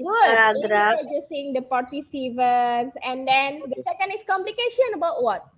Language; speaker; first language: English; non-native, local second language; Indonesian